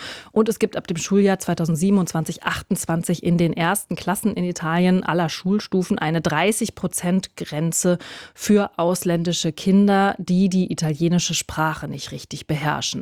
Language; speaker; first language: German; native; German